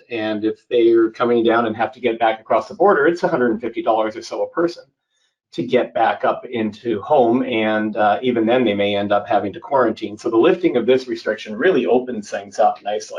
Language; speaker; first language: English; native; English